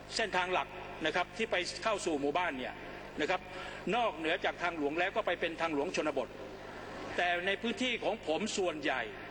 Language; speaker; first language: Thai; non-native, local second language; Pattani Malay